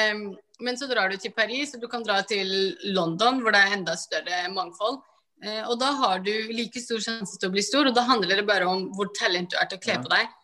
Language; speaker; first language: Norwegian; early bilingual, other home language; Somali